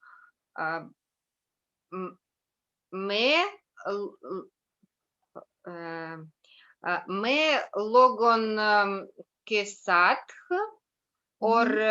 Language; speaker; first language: Hindi; non-native, learner; Russian